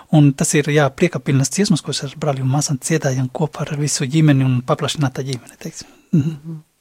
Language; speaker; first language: Latvian; non-native, fluent; Spanish